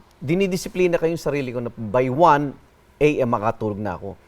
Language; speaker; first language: Filipino; native; Filipino